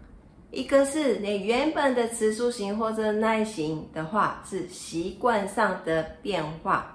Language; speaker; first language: Chinese; non-native, fluent; Japanese